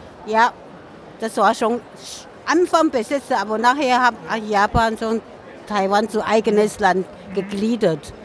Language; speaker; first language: German; non-native, fluent; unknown